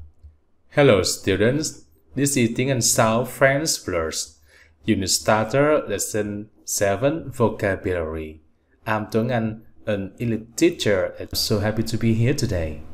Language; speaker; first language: English; non-native, fluent; Vietnamese